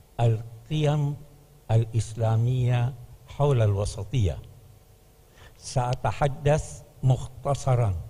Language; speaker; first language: Arabic; non-native, fluent; Indonesian